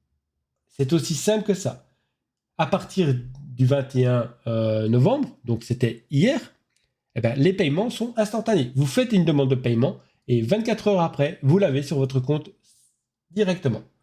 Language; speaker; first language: French; native; French